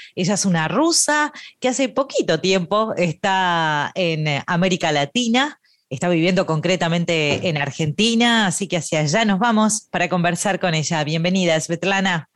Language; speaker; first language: Spanish; native; Spanish